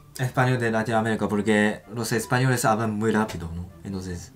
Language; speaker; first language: Spanish; non-native, fluent; Japanese